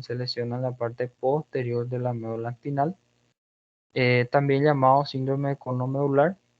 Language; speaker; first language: Spanish; non-native, fluent; Portuguese